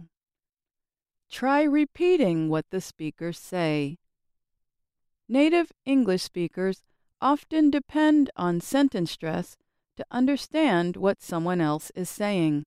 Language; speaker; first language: English; native; English